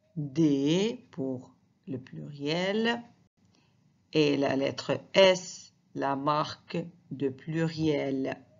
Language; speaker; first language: French; non-native, fluent; Arabic